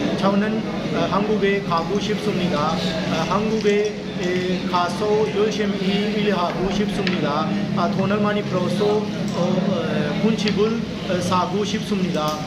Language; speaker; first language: Korean; non-native, learner; Punjabi